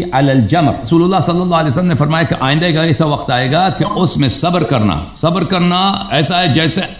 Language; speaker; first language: Urdu; native; Urdu